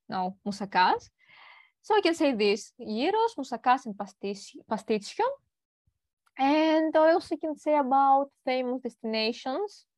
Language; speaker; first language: English; non-native, learner; Greek